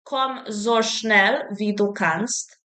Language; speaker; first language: German; non-native, fluent; Serbian